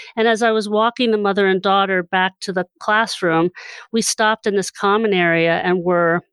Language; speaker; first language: English; native; English